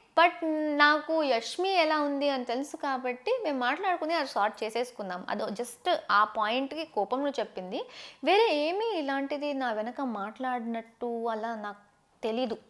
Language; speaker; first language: Telugu; non-native, local second language; Tamil